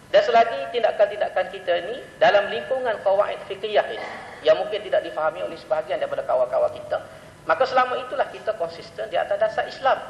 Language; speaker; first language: Malay; native; Malay